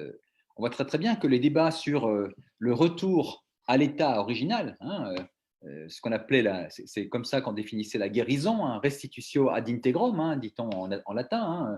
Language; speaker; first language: French; native; French